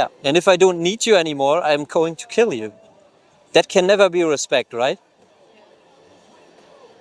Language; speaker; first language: English; non-native, fluent; German